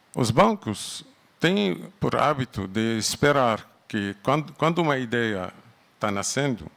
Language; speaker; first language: Portuguese; non-native, fluent; Arabic